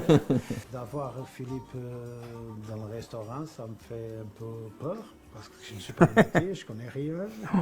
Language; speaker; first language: French; non-native, fluent; Portuguese